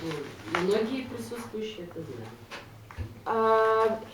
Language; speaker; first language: Russian; native; Russian